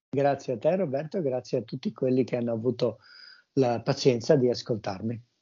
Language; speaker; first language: Italian; native; Italian